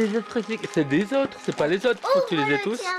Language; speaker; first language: French; native; French